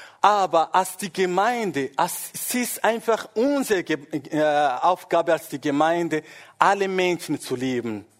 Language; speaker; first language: German; non-native, fluent; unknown